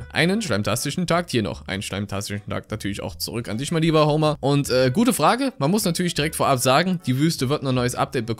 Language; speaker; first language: German; native; German